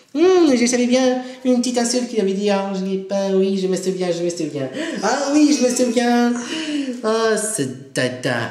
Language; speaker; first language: French; native; French